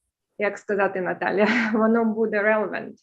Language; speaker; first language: Ukrainian; early bilingual, heritage; Ukrainian